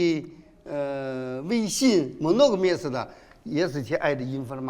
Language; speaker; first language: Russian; non-native, learner; Chinese